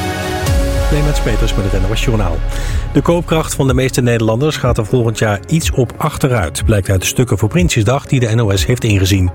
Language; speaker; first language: Dutch; native; Dutch